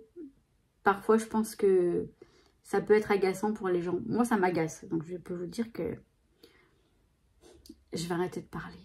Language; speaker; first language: French; native; French